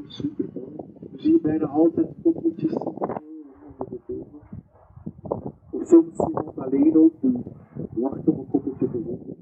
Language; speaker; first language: Dutch; native; Dutch